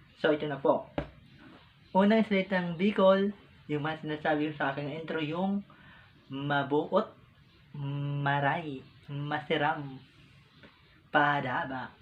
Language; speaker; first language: Filipino; non-native, local second language; Bikol